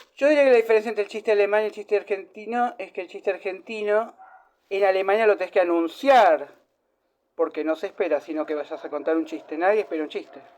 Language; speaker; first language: Spanish; native; Spanish